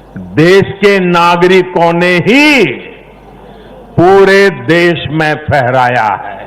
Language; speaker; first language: Hindi; non-native, local second language; Gujarati